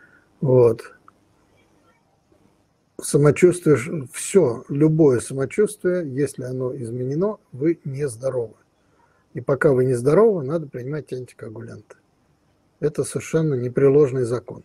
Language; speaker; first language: Russian; native; Russian